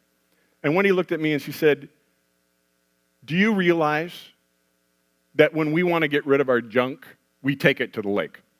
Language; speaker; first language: English; native; English